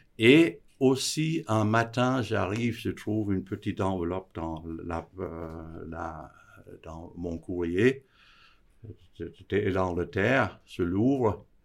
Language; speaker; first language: French; non-native, fluent; Danish